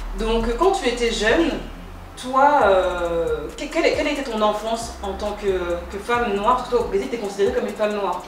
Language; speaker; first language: French; native; French